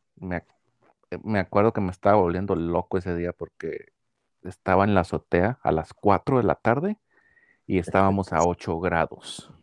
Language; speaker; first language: Spanish; native; Spanish